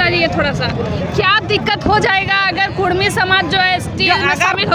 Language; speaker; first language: Hindi; native; Hindi